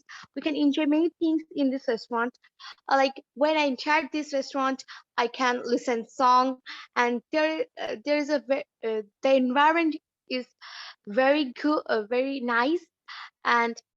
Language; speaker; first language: English; non-native, learner; Bangla